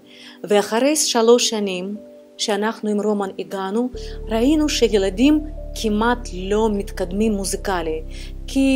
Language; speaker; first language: Hebrew; non-native, fluent; Russian